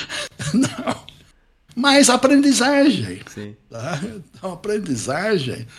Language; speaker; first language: Portuguese; non-native, fluent; English